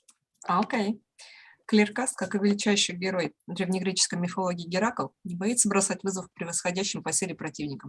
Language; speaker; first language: Russian; native; Russian